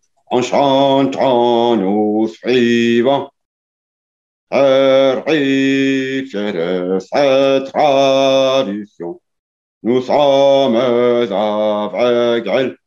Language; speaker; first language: French; non-native, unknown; German